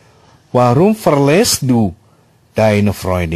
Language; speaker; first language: German; non-native, fluent; Indonesian